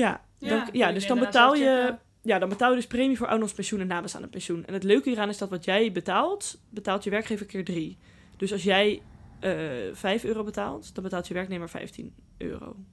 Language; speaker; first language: Dutch; native; Dutch